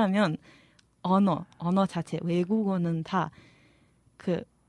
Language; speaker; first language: Korean; non-native, fluent; Serbian